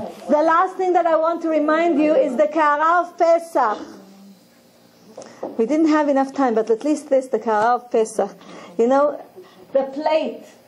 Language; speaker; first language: English; non-native, fluent; Hebrew